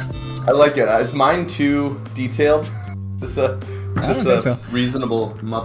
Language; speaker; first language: English; native; English